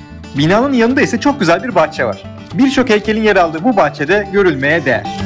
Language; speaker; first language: Turkish; native; Turkish